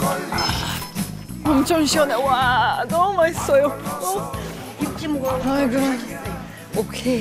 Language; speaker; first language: Korean; non-native, learner; Polish